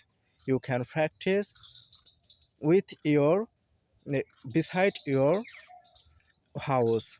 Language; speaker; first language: English; non-native, learner; Bangla